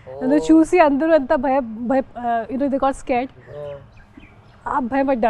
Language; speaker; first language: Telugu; non-native, local second language; Hindi